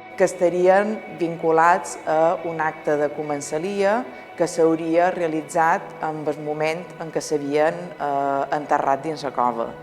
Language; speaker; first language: Catalan; native; Catalan